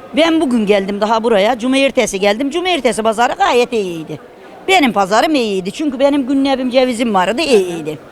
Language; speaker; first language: Turkish; native; Turkish